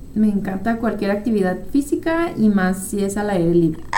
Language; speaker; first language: Spanish; non-native, fluent; French